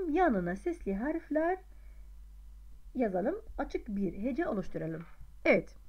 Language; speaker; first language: Turkish; non-native, fluent; Arabic